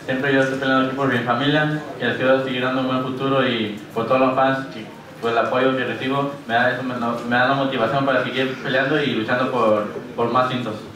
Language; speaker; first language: Spanish; early bilingual, heritage; Spanish